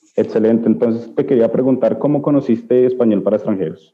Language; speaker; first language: Spanish; native; Spanish